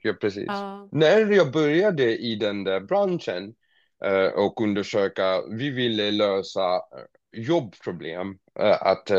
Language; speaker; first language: Swedish; non-native, fluent; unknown